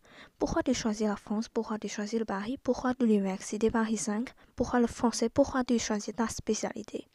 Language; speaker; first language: French; non-native, learner; Chinese